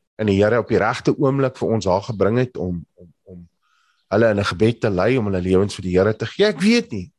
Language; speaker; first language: Afrikaans; native; Afrikaans